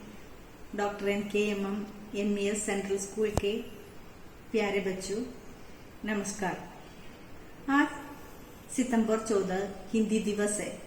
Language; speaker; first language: Hindi; non-native, local second language; Malayalam